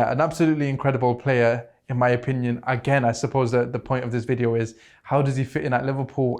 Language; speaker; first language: English; native; English